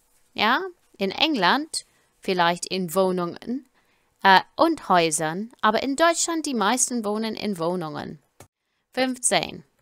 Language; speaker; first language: German; non-native, fluent; English